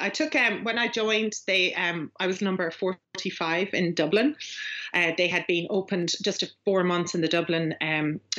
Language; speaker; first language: English; native; English